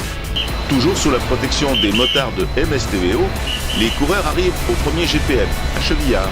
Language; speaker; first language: French; native; French